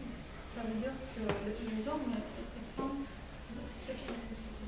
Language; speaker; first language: French; non-native, fluent; Russian